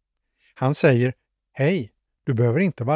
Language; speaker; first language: Swedish; native; Swedish